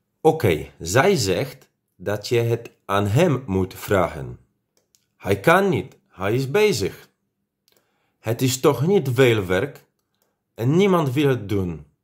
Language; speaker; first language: Dutch; non-native, fluent; Polish